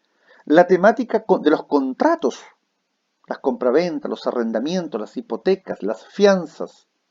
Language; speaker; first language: Spanish; native; Spanish